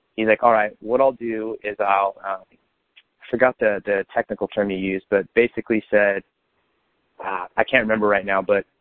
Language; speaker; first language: English; native; English